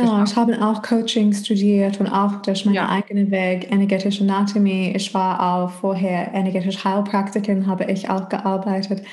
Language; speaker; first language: German; non-native, fluent; English